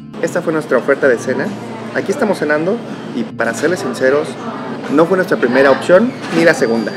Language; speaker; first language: Spanish; native; Spanish